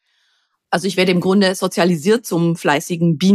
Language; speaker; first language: German; native; German